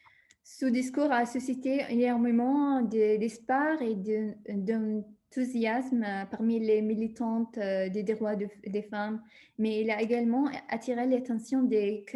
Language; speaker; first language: French; non-native, fluent; Arabic